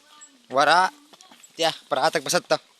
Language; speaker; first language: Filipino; non-native, local second language; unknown